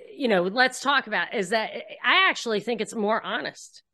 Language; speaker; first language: English; native; English